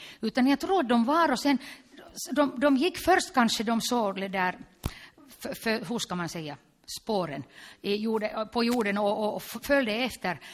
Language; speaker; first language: Swedish; non-native, local second language; Finnish